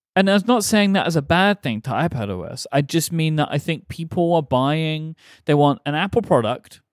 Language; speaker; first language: English; native; English